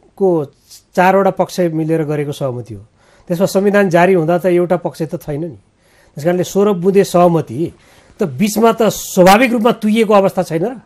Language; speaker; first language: Nepali; native; Nepali